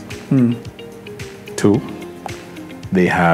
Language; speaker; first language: English; non-native, local second language; Swahili